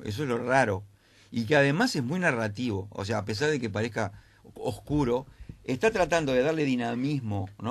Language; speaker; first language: Spanish; native; Spanish